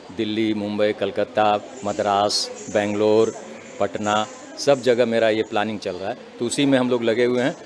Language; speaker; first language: Hindi; native; Hindi